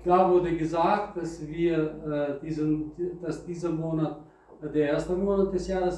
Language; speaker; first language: German; non-native, fluent; Russian